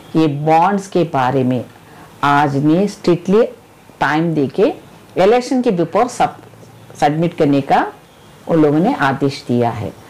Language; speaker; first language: Hindi; non-native, local second language; Telugu